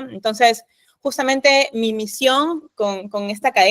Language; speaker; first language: Spanish; native; Spanish